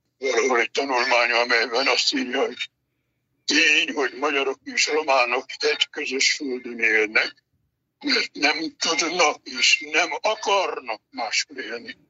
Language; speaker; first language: Hungarian; native; Hungarian